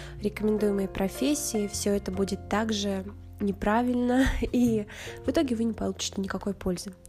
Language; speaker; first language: Russian; native; Russian